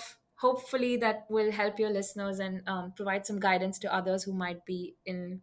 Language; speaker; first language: English; non-native, local second language; Hindi